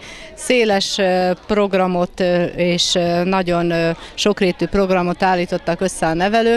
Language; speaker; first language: Hungarian; native; Hungarian